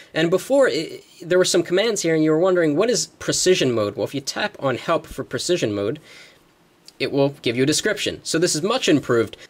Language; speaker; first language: English; native; English